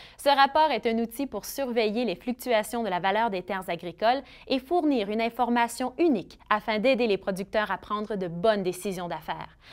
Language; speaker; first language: French; native; French